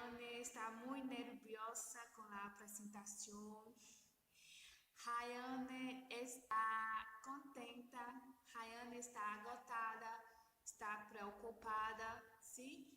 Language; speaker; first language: Spanish; non-native, learner; Portuguese